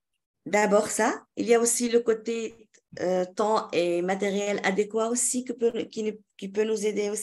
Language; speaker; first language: French; non-native, local second language; Arabic